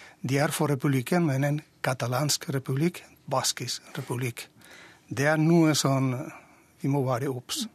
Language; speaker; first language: Norwegian; non-native, fluent; Spanish